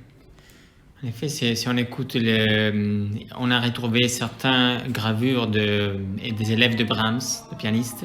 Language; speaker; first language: French; non-native, fluent; Italian